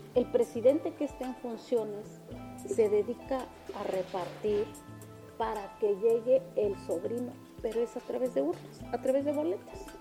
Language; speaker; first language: Spanish; non-native, local second language; Mixtepec Mixtec